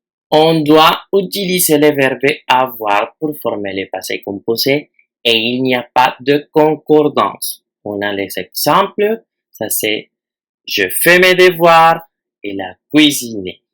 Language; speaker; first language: French; non-native, fluent; Spanish